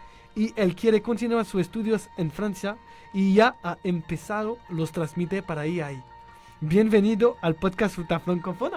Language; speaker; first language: Spanish; non-native, learner; French